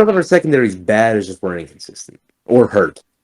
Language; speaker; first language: English; native; English